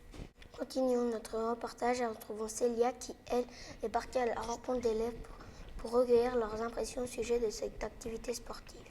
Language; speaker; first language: French; native; French